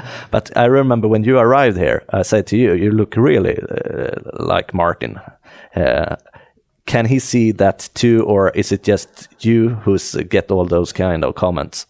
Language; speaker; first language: English; non-native, fluent; Swedish